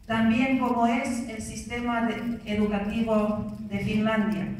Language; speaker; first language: Spanish; non-native, fluent; Finnish